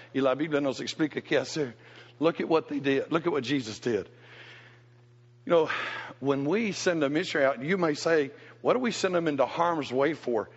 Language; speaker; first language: English; native; English